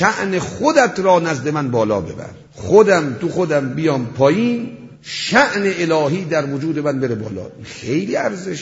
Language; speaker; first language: Persian; native; Persian